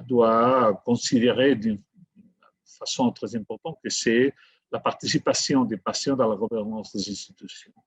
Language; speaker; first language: French; non-native, fluent; Catalan